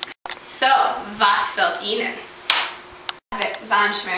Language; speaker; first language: German; non-native, learner; English